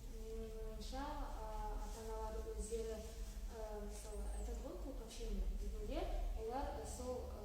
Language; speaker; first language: Kazakh; non-native, local second language; Russian